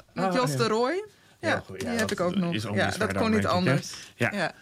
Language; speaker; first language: Dutch; early bilingual, other home language; Portuguese